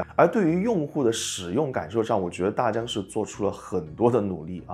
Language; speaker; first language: Chinese; native; Chinese